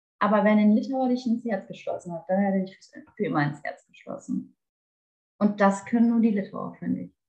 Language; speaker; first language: German; native; German